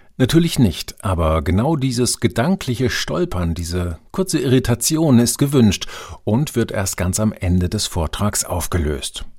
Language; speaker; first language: German; non-native, fluent; Malay